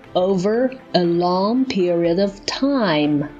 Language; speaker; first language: English; non-native, fluent; Chinese